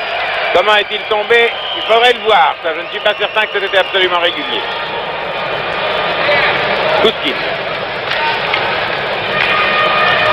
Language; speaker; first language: French; native; French